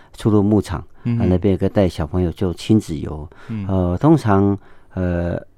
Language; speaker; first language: Chinese; non-native, local second language; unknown